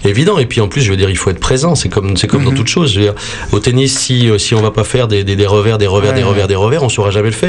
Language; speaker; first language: French; native; French